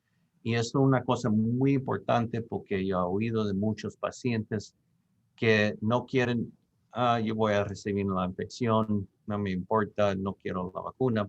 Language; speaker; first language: Spanish; non-native, fluent; English